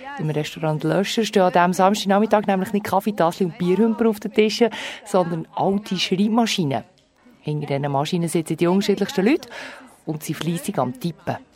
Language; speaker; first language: German; native; German